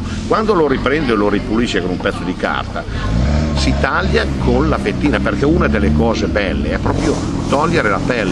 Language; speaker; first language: Italian; native; Italian